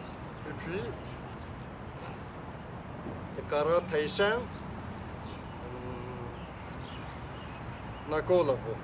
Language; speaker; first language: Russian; non-native, learner; Chinese